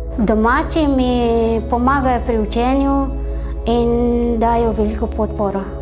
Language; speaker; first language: Slovenian; non-native, learner; Nepali